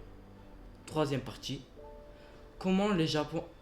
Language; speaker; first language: French; early bilingual, other home language; Japanese